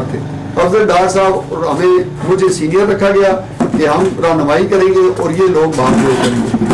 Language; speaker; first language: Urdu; non-native, local second language; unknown